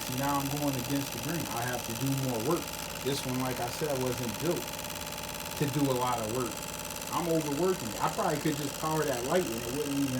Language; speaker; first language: English; native; English